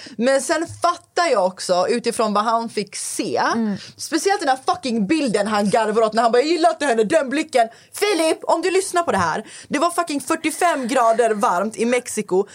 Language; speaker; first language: Swedish; early bilingual, other home language; Persian